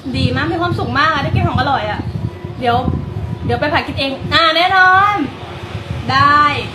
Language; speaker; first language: Thai; native; Thai